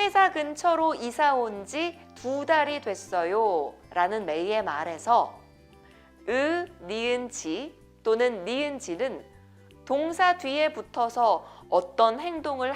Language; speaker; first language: Korean; native; Korean